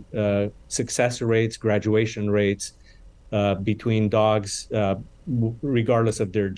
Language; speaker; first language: English; non-native, fluent; Romanian